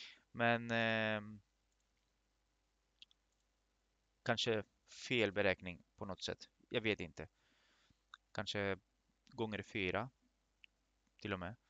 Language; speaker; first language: Swedish; non-native, fluent; Greek